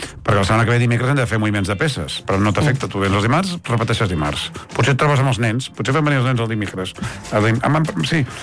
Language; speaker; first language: Catalan; native; Catalan